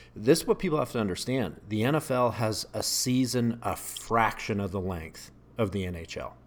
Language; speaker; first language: English; native; English